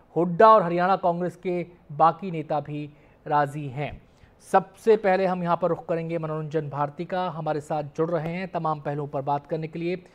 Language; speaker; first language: Hindi; native; Hindi